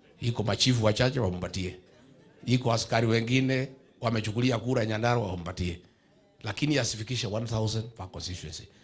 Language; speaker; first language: Swahili; non-native, local second language; Kikuyu